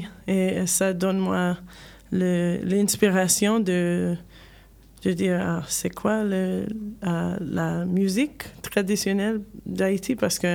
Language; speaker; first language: French; non-native, learner; English